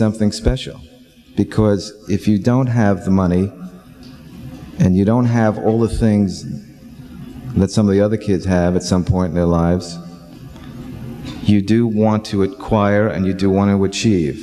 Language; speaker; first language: English; native; English